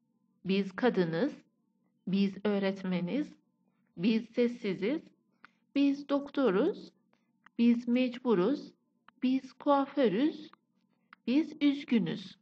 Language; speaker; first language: Turkish; non-native, fluent; Persian